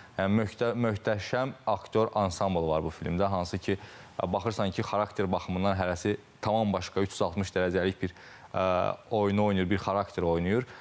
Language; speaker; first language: Azerbaijani; native; Azerbaijani